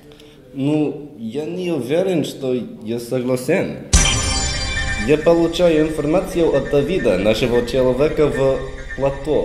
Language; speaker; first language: Russian; non-native, learner; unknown